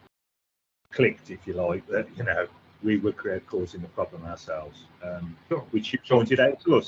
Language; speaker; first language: English; native; English